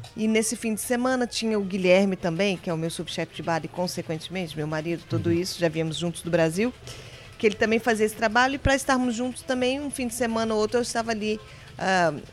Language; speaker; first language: Portuguese; native; Portuguese